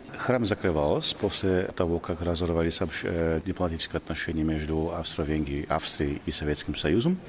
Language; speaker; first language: Russian; non-native, fluent; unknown